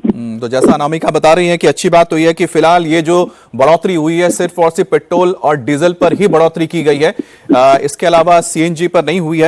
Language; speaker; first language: Hindi; native; Hindi